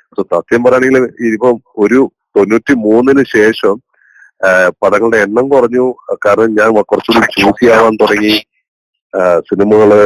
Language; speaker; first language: Malayalam; native; Malayalam